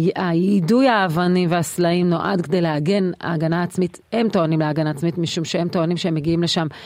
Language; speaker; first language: Hebrew; native; Hebrew